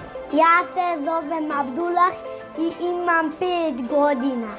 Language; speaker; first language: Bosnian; early bilingual, heritage; Bosnian